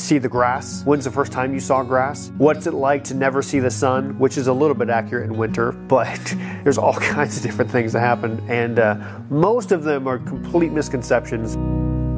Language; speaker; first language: English; native; English